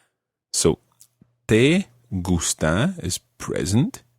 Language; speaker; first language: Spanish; non-native, fluent; English